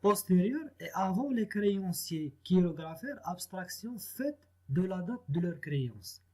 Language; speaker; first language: French; non-native, local second language; Arabic